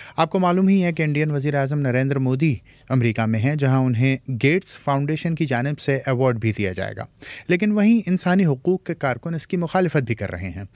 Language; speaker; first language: Urdu; native; Urdu